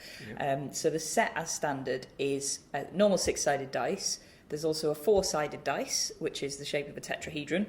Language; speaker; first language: English; native; English